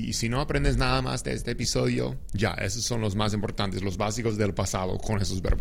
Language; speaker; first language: Spanish; non-native, fluent; English